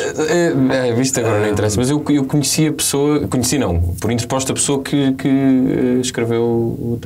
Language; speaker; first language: Portuguese; native; Portuguese